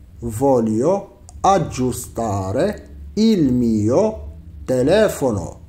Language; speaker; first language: Italian; non-native, fluent; Arabic